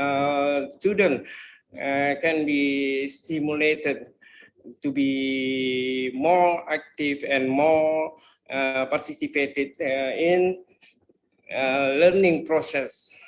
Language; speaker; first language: English; non-native, fluent; Indonesian